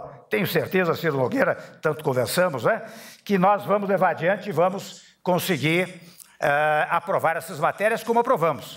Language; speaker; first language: Portuguese; native; Portuguese